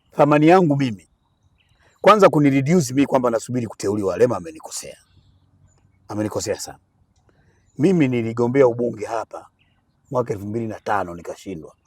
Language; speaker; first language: Swahili; native; Swahili